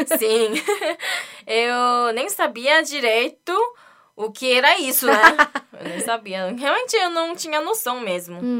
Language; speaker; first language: Portuguese; non-native, fluent; Korean